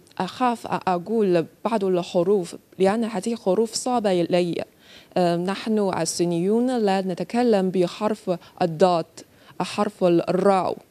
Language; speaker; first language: Arabic; non-native, learner; Chinese